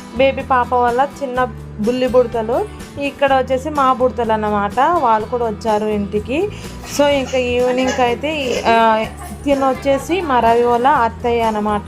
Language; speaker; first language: Telugu; non-native, local second language; Lambadi